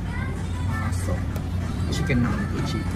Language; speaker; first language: Japanese; non-native, learner; Filipino